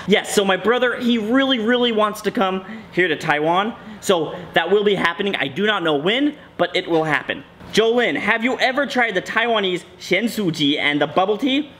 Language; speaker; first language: English; native; English